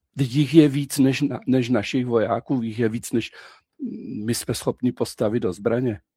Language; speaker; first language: Czech; native; Czech